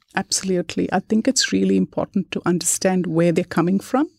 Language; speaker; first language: English; non-native, local second language; Malayalam